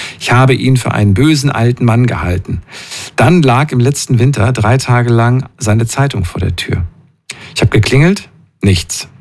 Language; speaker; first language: German; native; German